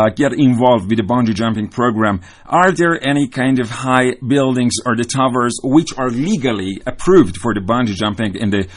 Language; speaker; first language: English; non-native, fluent; Persian